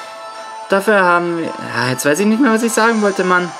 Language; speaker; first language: German; native; German